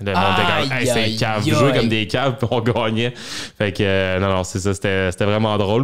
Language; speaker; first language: French; native; French